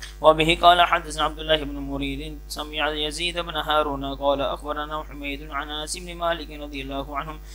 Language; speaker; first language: Arabic; non-native, fluent; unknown